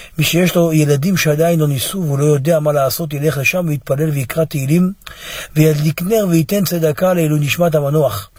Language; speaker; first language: Hebrew; native; Hebrew